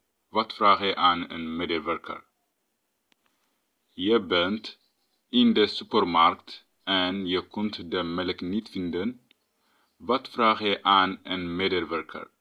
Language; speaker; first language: Dutch; non-native, fluent; Tigrinya